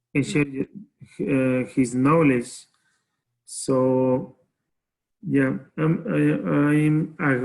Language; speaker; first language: English; non-native, learner; Spanish